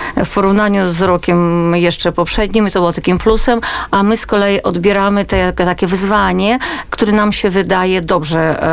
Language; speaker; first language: Polish; early bilingual, heritage; Polish